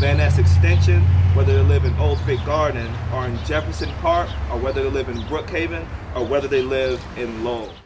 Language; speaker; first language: English; native; English